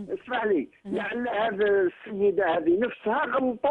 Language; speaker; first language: Arabic; native; Arabic